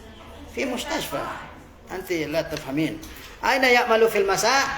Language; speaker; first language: Arabic; non-native, fluent; Indonesian